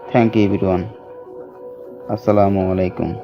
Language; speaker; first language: English; non-native, learner; Bangla